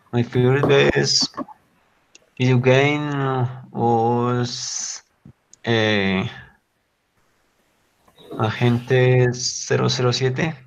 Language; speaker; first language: English; non-native, learner; Spanish